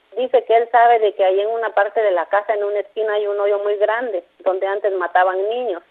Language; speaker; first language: Spanish; native; Spanish